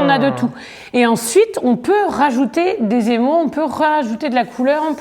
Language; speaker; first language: French; native; French